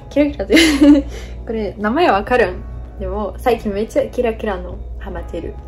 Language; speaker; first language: Japanese; non-native, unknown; Portuguese